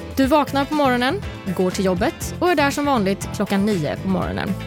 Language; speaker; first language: Swedish; native; Swedish